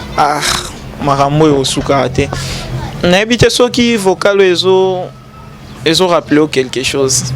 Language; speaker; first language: Lingala; native; Lingala